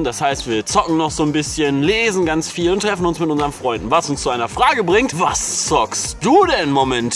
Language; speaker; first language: German; native; German